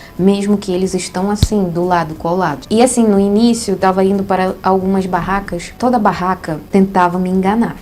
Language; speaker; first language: Portuguese; non-native, fluent; Russian